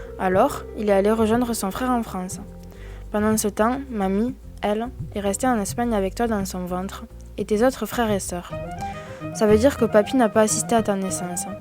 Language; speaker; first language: French; native; French